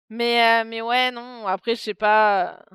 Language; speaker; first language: French; native; French